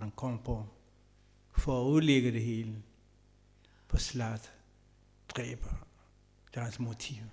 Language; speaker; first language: Danish; non-native, fluent; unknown